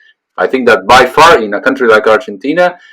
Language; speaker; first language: English; non-native, fluent; Spanish